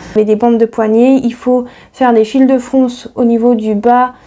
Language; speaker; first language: French; native; French